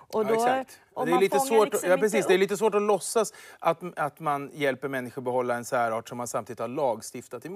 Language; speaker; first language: Swedish; native; Swedish